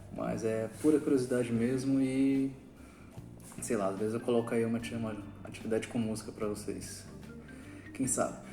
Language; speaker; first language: Portuguese; native; Portuguese